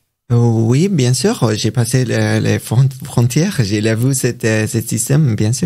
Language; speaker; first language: French; non-native, learner; Persian